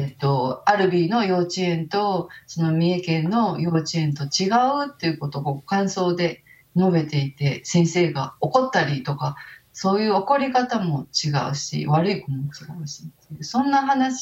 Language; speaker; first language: Japanese; native; Japanese